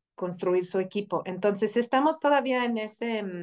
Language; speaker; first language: Spanish; non-native, fluent; English